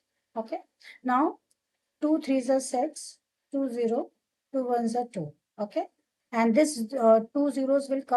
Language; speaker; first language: English; non-native, local second language; Hindi